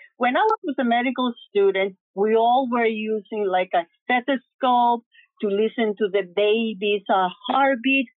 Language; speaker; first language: English; early bilingual, other home language; Spanish